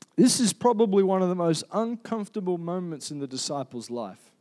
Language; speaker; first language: English; native; English